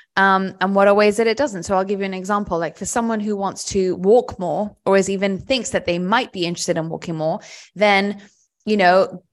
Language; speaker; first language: English; native; English